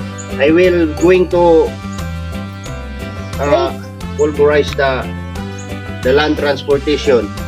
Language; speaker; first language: English; non-native, local second language; Filipino